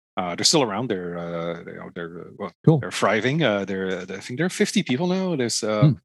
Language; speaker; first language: English; non-native, fluent; Dutch